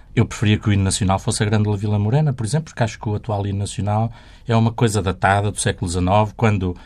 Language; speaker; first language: Portuguese; native; Portuguese